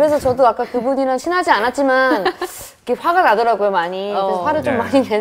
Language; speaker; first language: Korean; native; Korean